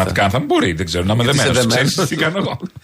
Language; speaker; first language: Greek; native; Greek